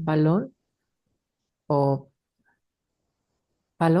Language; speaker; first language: Spanish; native; Spanish